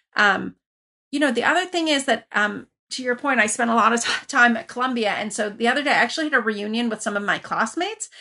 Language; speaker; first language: English; early bilingual, other home language; Persian